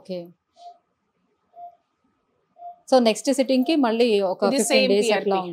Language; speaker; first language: Telugu; native; Telugu